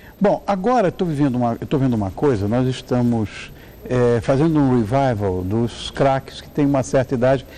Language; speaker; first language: Portuguese; native; Portuguese